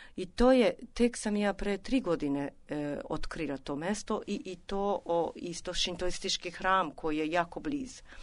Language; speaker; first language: Serbian; non-native, fluent; Japanese